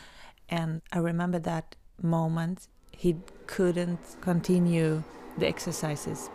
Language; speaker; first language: English; non-native, fluent; Swedish